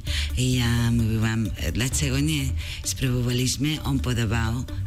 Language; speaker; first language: Polish; non-native, learner; Spanish